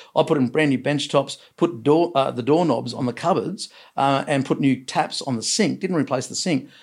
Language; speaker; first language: English; native; English